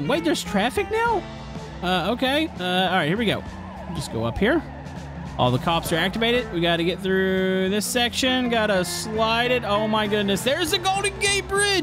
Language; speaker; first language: English; native; English